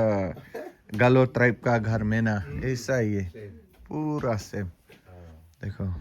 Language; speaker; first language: Hindi; non-native, local second language; Khasi